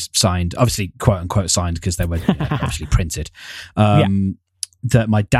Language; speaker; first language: English; native; English